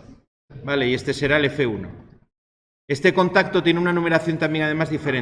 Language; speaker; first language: Spanish; native; Spanish